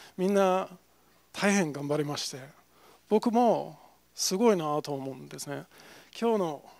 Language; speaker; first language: Japanese; non-native, fluent; English